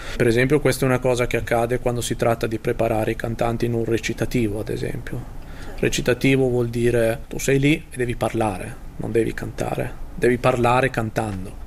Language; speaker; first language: Italian; native; Italian